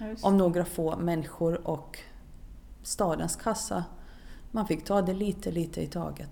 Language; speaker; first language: Swedish; native; Swedish